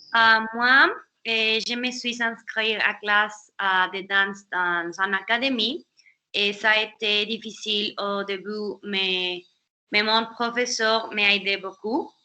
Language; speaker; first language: French; non-native, learner; Spanish